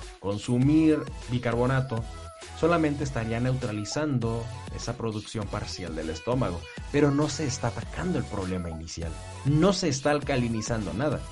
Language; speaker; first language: Spanish; native; Spanish